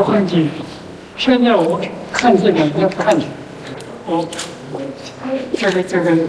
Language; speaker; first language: Chinese; non-native, local second language; Min Nan Chinese